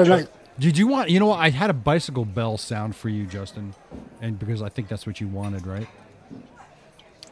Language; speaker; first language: English; native; English